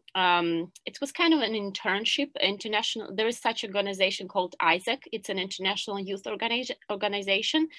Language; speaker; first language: English; non-native, fluent; Ukrainian